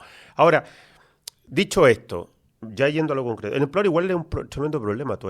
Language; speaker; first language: Spanish; native; Spanish